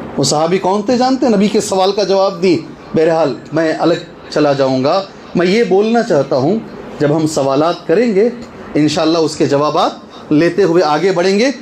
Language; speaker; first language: Urdu; native; Urdu